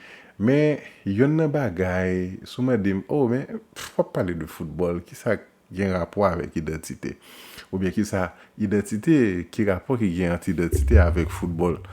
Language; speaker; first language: French; non-native, local second language; Haitian Creole